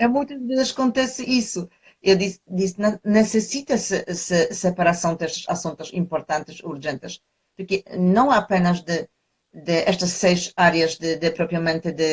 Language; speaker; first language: Portuguese; non-native, fluent; Polish